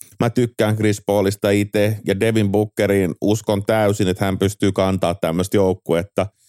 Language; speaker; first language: Finnish; native; Finnish